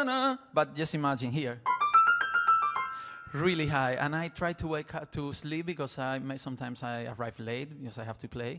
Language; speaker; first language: English; non-native, learner; Spanish